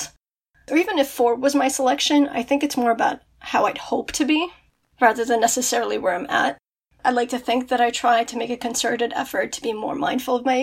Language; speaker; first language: English; native; English